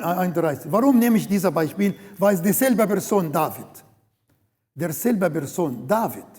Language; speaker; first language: German; non-native, learner; Arabic